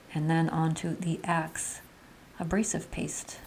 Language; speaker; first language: English; native; English